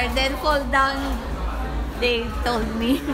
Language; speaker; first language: English; non-native, local second language; Filipino